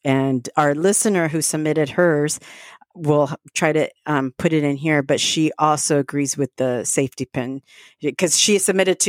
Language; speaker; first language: English; early bilingual, other home language; Spanish